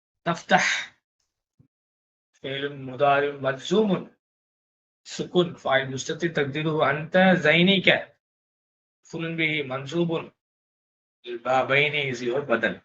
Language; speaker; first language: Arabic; non-native, fluent; Tamil